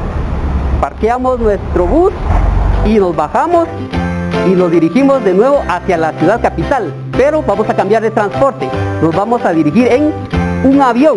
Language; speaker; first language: Spanish; native; Spanish